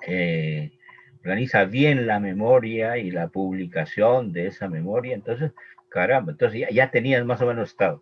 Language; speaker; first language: Spanish; native; Spanish